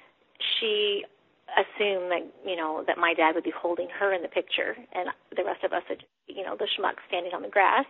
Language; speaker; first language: English; native; English